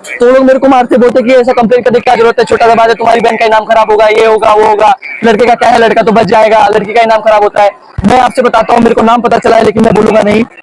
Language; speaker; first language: Hindi; native; Hindi